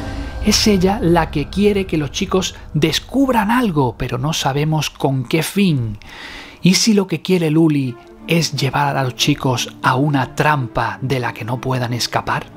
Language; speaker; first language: Spanish; native; Spanish